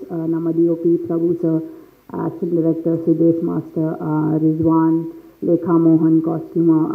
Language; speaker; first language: Tamil; non-native, fluent; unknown